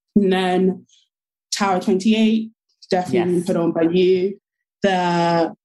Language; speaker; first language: English; native; English